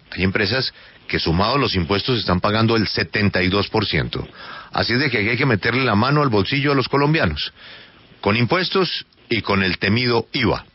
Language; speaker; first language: Spanish; native; Spanish